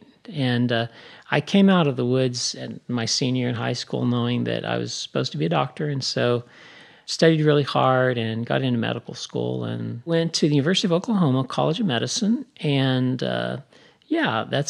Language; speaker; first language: English; native; English